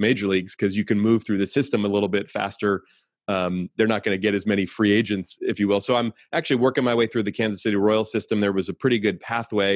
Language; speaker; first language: English; native; English